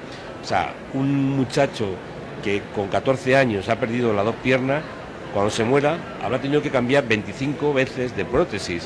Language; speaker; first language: Spanish; native; Spanish